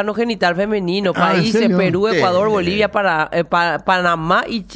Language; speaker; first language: Spanish; native; Spanish